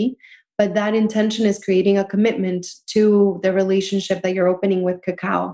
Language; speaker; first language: English; early bilingual, other home language; Spanish